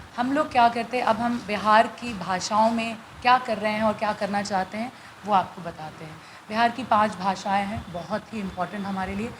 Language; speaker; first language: Hindi; non-native, local second language; Bhojpuri